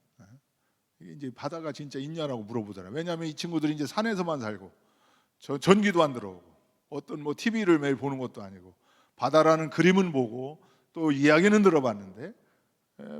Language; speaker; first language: Korean; native; Korean